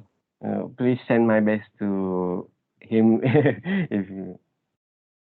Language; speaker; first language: English; non-native, learner; Indonesian